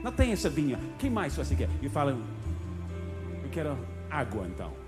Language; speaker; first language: Portuguese; non-native, fluent; English